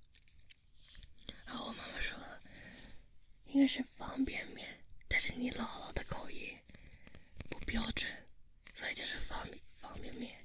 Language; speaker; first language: Chinese; early bilingual, heritage; Chinese